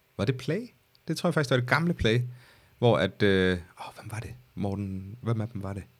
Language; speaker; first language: Danish; native; Danish